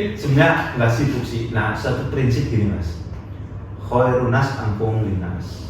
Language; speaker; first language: Indonesian; non-native, local second language; Javanese